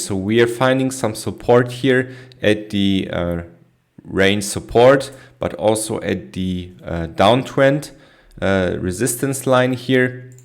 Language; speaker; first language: English; non-native, fluent; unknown